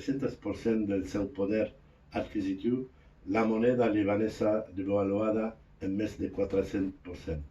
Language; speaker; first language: Catalan; non-native, fluent; Arabic